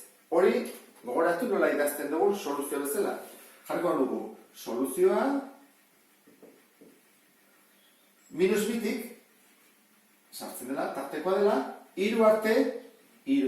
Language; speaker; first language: Basque; native; Basque